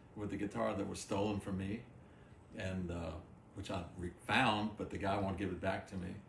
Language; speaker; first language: English; early bilingual, other home language; French